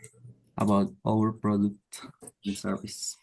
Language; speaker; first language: English; non-native, learner; Spanish